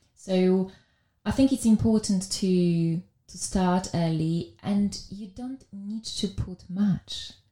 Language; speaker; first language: English; non-native, fluent; Polish